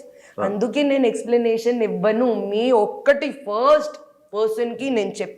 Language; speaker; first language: Telugu; non-native, learner; Hindi